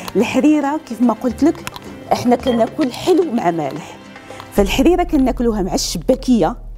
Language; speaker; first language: Arabic; native; Arabic